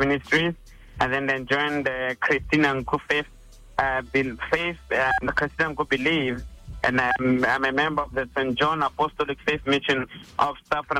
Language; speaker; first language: English; non-native, local second language; Tswana